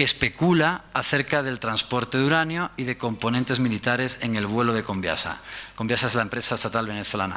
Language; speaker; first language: Spanish; native; Spanish